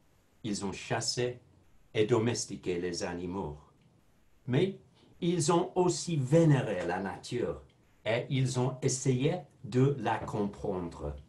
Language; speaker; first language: French; non-native, fluent; English